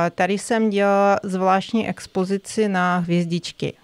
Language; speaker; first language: Czech; non-native, fluent; Russian